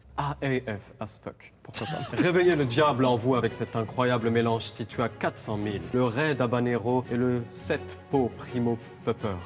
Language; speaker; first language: French; native; French